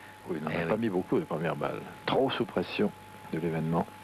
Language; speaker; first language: French; native; French